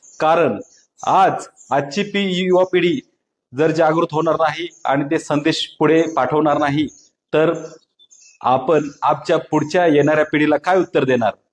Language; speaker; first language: Marathi; non-native, local second language; Bhili